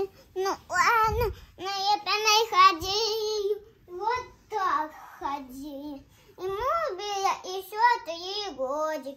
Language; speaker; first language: Russian; early bilingual, heritage; Russian